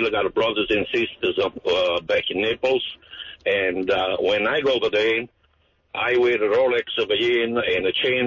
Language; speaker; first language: English; non-native, fluent; Italian